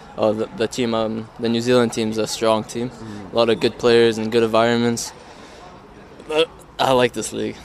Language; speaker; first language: English; native; English